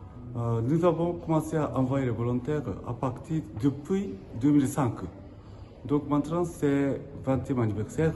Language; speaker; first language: French; non-native, learner; Japanese